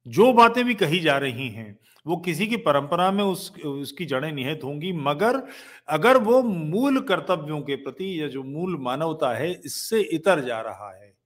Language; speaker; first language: Hindi; native; Hindi